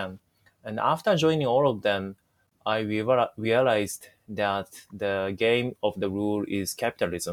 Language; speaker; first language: English; non-native, fluent; Japanese